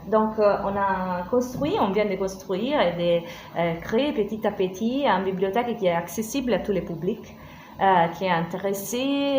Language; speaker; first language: French; non-native, fluent; Italian